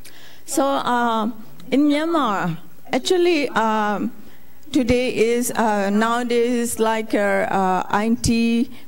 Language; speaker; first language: English; non-native, fluent; Burmese